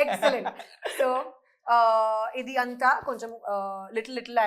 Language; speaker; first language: Telugu; non-native, local second language; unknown